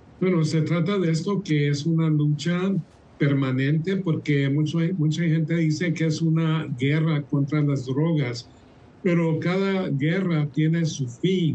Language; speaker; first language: Spanish; early bilingual, heritage; Spanish